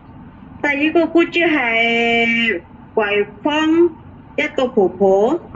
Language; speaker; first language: Cantonese; non-native, learner; Indonesian